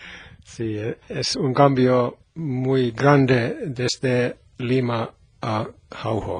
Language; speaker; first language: Spanish; non-native, learner; Finnish